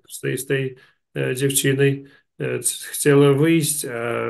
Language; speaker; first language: Polish; non-native, learner; Russian